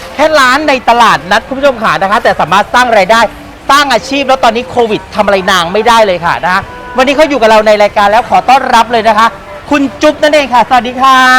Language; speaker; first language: Thai; native; Thai